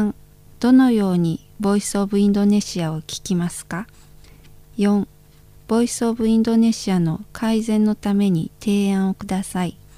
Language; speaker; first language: Japanese; non-native, learner; Indonesian